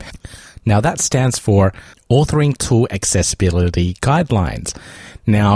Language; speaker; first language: English; native; English